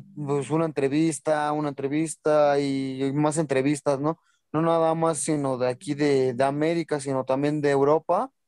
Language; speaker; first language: Spanish; native; Spanish